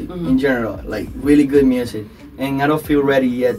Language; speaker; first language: English; non-native, learner; Spanish